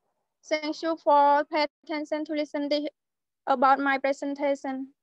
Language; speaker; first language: English; non-native, learner; Khmer